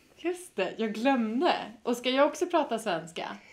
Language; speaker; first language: Swedish; native; Swedish